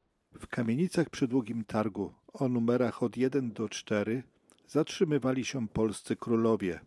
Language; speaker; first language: Polish; native; Polish